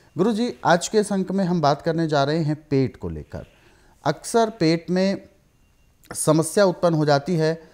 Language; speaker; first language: Hindi; native; Hindi